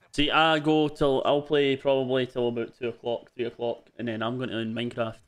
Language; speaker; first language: English; native; English